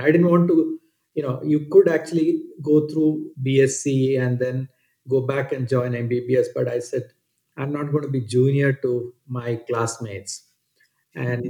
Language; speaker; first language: English; non-native, local second language; Malayalam